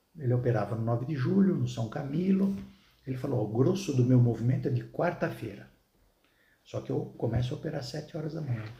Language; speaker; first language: Portuguese; early bilingual, other home language; Arabic